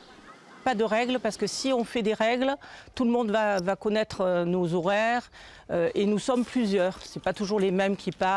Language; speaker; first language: French; native; French